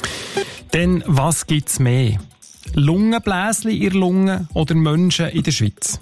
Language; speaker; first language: German; native; German